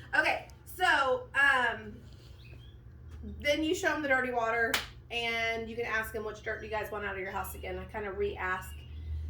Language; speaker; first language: English; native; English